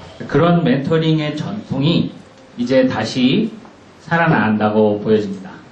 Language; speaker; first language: Korean; native; Korean